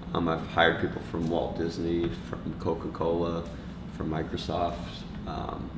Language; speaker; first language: English; native; English